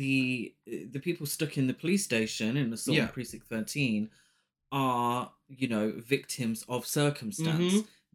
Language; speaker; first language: English; native; English